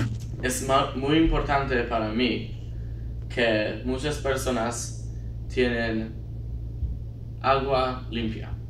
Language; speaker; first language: Spanish; non-native, learner; English